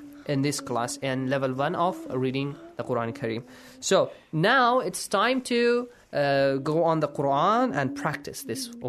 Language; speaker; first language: English; non-native, fluent; Persian